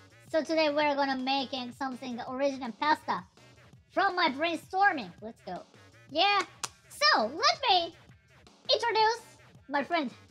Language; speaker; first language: English; non-native, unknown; Japanese